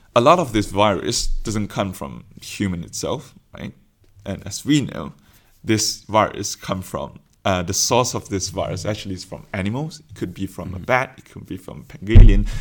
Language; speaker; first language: English; non-native, local second language; Chinese